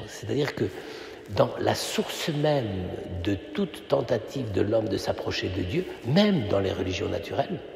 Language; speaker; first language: French; native; French